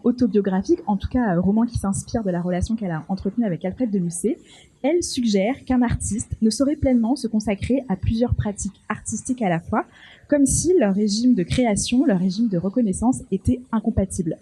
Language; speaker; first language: French; native; French